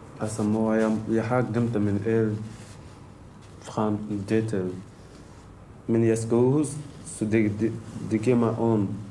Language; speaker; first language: Danish; non-native, learner; Persian